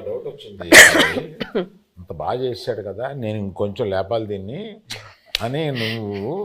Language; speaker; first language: Telugu; native; Telugu